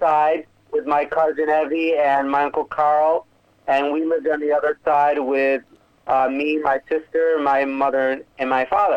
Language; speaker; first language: English; native; English